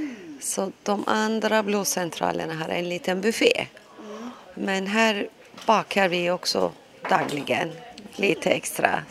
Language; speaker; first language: Swedish; non-native, local second language; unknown